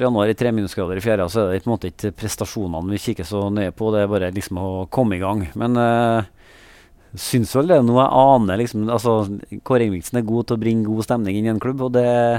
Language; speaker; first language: Norwegian; native; Norwegian